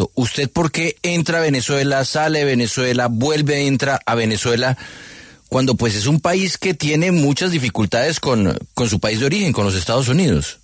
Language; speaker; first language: Spanish; native; Spanish